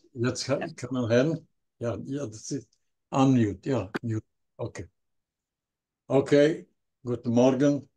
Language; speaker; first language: German; non-native, learner; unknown